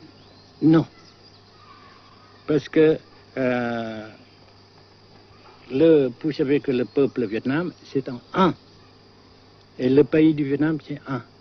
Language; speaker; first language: French; non-native, fluent; Vietnamese